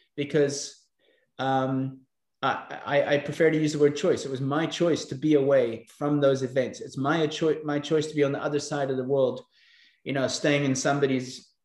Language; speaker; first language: English; native; English